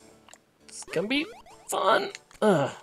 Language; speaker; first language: English; native; English